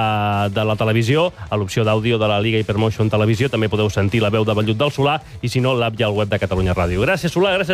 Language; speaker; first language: Catalan; native; Catalan